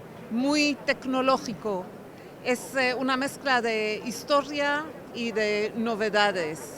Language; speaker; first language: Spanish; non-native, fluent; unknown